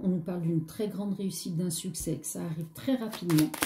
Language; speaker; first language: French; native; French